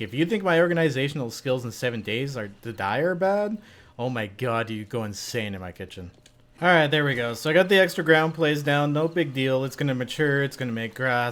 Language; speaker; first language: English; native; English